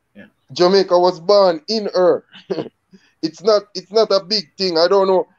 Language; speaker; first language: English; native; English